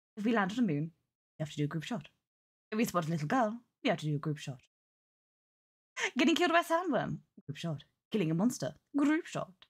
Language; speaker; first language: English; native; English